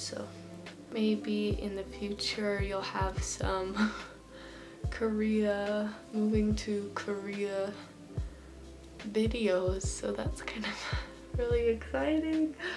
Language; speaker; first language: English; native; English